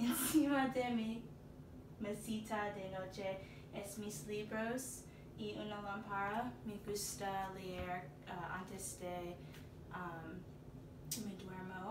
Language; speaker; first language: Spanish; non-native, learner; English